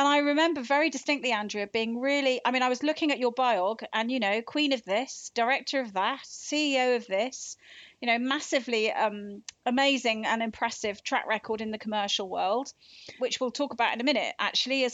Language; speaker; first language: English; native; English